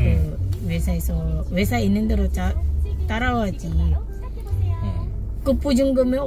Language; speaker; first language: Korean; non-native, learner; Filipino